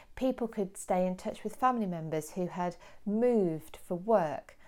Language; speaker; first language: English; native; English